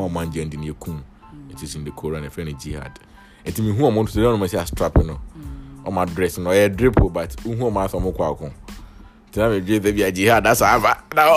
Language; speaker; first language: English; non-native, local second language; Akan